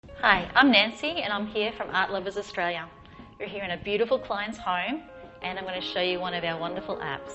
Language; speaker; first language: English; native; English